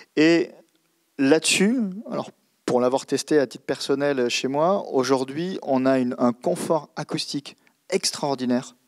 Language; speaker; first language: French; native; French